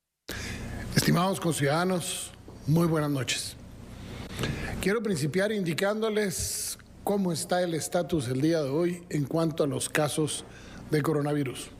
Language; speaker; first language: Spanish; native; Spanish